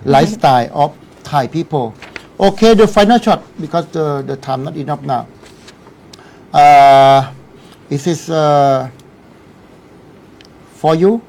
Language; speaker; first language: English; non-native, learner; Thai